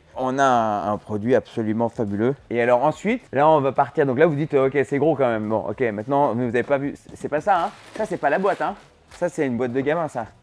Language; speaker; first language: French; native; French